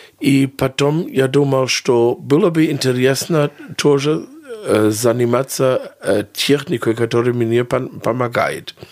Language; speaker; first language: Russian; non-native, fluent; German